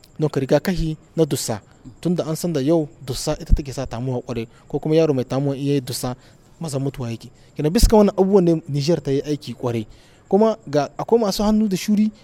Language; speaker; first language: Hausa; non-native, local second language; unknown